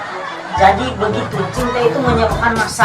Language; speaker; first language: Indonesian; non-native, local second language; Javanese